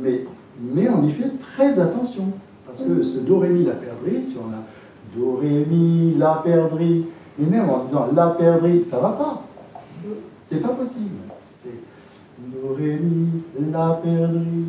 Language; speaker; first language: French; native; French